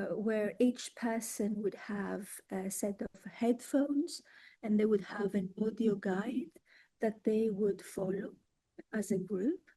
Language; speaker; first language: English; non-native, fluent; Greek